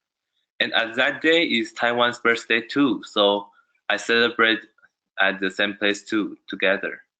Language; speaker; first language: English; non-native, learner; Chinese